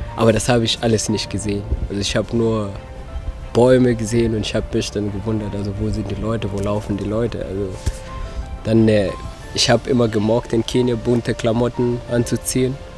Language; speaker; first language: German; non-native, fluent; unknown